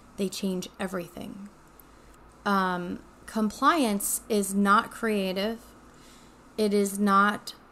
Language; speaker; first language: English; native; English